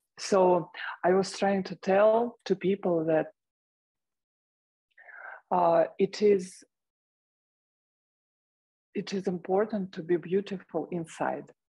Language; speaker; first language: English; non-native, fluent; Russian